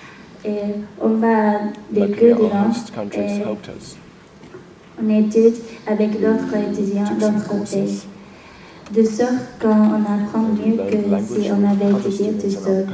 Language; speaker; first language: French; non-native, fluent; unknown